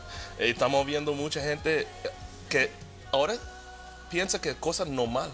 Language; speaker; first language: Spanish; early bilingual, heritage; Spanish